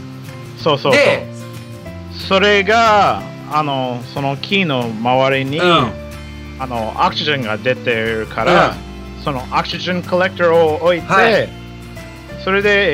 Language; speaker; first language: Japanese; non-native, fluent; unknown